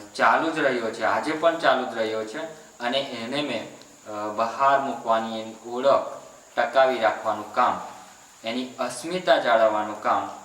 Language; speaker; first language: Gujarati; non-native, local second language; Rathawi